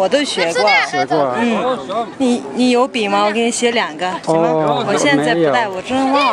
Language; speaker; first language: Chinese; non-native, local second language; Mongolian